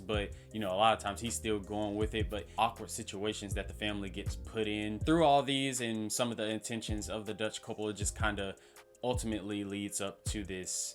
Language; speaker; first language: English; native; English